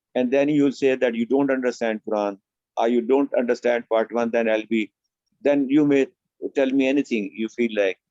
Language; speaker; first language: English; non-native, local second language; Urdu